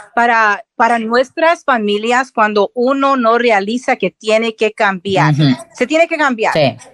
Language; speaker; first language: Spanish; early bilingual, heritage; Spanish